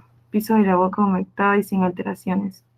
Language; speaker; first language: Spanish; native; Spanish